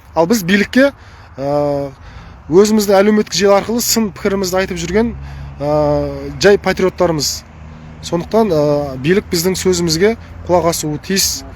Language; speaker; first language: Kazakh; native; Kazakh